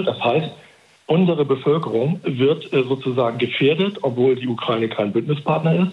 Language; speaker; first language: German; native; German